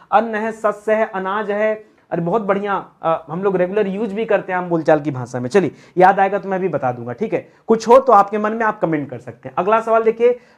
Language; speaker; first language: Hindi; native; Hindi